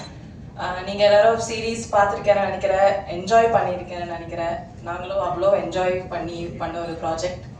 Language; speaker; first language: Tamil; non-native, fluent; Malayalam